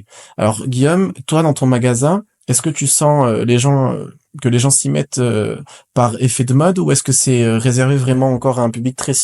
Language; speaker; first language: French; native; French